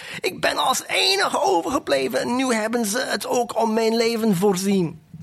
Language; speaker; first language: Dutch; non-native, fluent; English